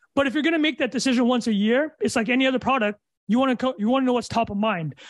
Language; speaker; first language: English; native; English